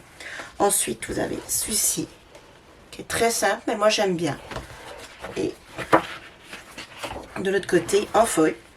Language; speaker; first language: French; native; French